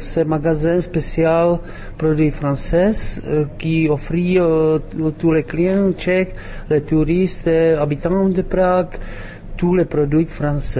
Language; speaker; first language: French; non-native, learner; Czech